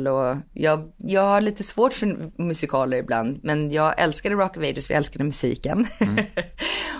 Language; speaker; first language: Swedish; early bilingual, heritage; Swedish